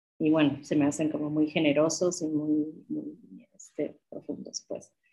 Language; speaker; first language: Spanish; non-native, fluent; English